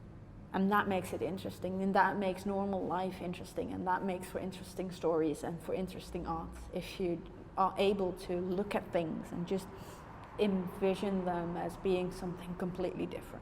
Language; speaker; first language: English; non-native, fluent; Dutch